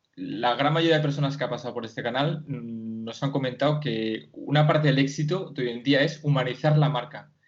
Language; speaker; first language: Spanish; native; Spanish